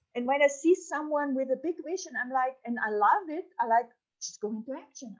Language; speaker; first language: English; non-native, fluent; German